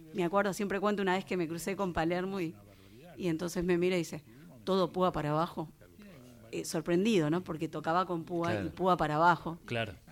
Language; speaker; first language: Spanish; native; Spanish